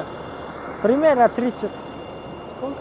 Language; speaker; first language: Russian; non-native, local second language; Tajik